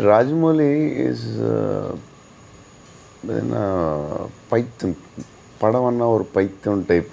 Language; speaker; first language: Tamil; non-native, learner; Telugu